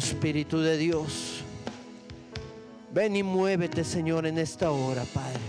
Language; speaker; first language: Spanish; native; Spanish